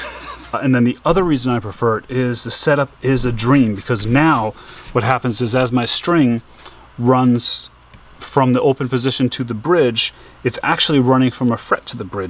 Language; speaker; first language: English; native; English